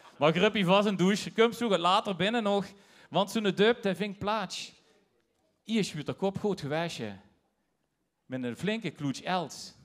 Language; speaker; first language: Dutch; native; Dutch